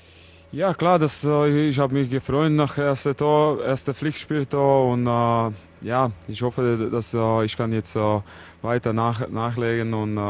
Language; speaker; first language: German; non-native, fluent; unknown